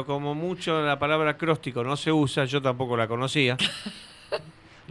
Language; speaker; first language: Spanish; native; Spanish